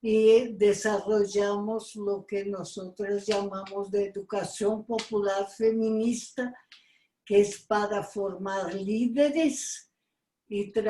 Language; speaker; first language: Spanish; non-native, fluent; Portuguese